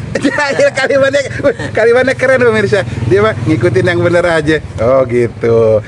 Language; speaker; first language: Indonesian; native; Indonesian